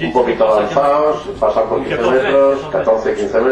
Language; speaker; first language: Spanish; native; Spanish